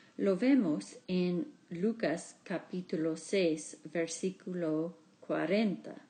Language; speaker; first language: Spanish; non-native, learner; English